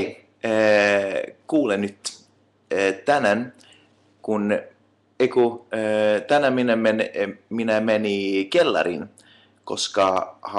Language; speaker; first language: Finnish; non-native, local second language; Swedish